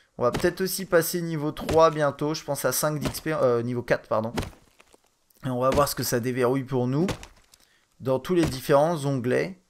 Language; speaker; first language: French; native; French